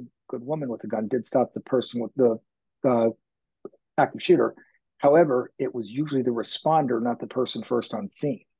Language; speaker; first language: English; native; English